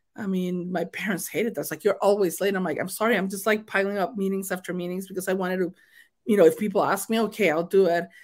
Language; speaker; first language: English; non-native, fluent; Spanish